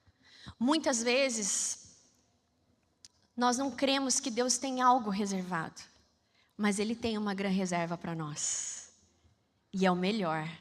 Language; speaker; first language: Portuguese; native; Portuguese